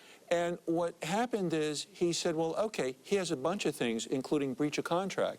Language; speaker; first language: English; native; English